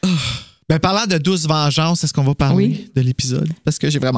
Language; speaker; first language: French; native; French